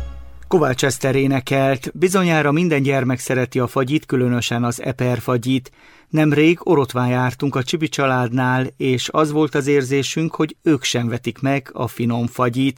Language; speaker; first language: Hungarian; native; Hungarian